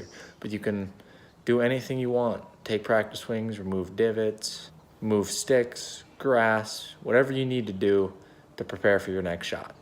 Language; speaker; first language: English; native; English